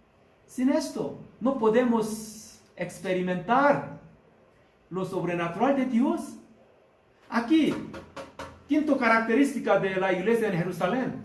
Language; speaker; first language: Spanish; non-native, learner; Korean